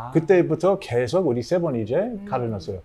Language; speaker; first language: Korean; non-native, learner; English